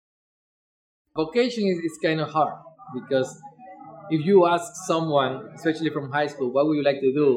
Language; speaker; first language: English; non-native, fluent; Spanish